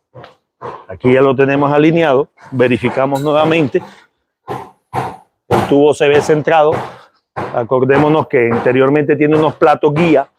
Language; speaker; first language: Spanish; native; Spanish